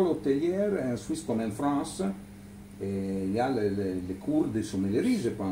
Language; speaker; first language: French; non-native, learner; Italian